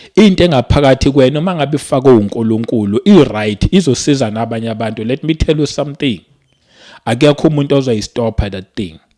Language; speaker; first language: Zulu; native; Zulu